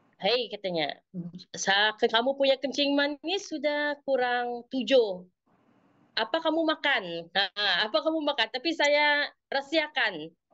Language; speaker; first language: Malay; native; Malay